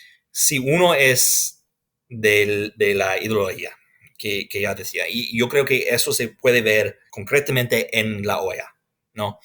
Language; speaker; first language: Spanish; non-native, fluent; English